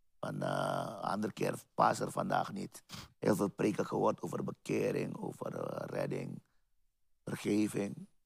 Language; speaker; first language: Dutch; native; Dutch